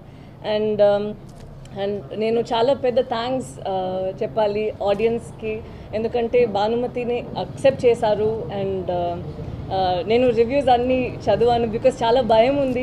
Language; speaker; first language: Telugu; non-native, local second language; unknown